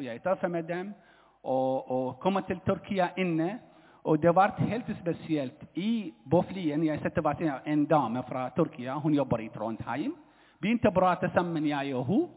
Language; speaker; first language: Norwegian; non-native, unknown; Arabic